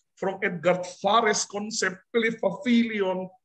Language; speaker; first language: English; non-native, fluent; Indonesian